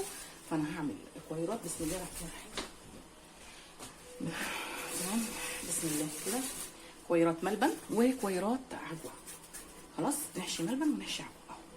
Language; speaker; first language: Arabic; native; Arabic